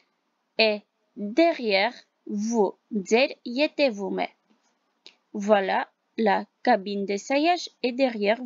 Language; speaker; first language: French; non-native, fluent; Armenian